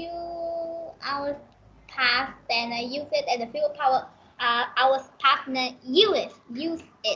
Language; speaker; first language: English; non-native, learner; Vietnamese